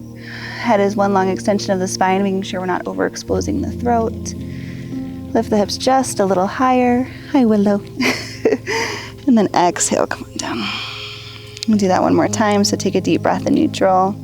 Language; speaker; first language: English; native; English